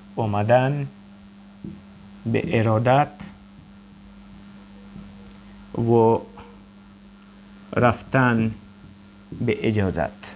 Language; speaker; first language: Persian; non-native, fluent; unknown